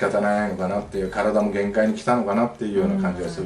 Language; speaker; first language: Japanese; native; Japanese